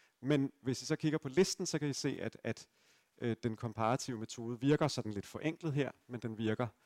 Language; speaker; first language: Danish; native; Danish